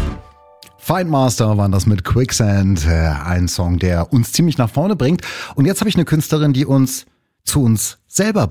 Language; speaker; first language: German; native; German